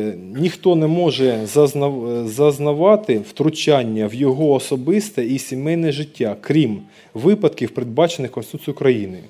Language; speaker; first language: Ukrainian; non-native, local second language; Russian